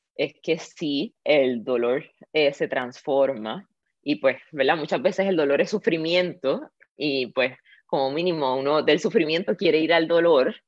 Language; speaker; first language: Spanish; native; Spanish